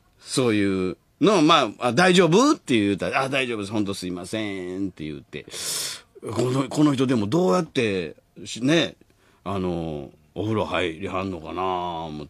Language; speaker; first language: Japanese; native; Japanese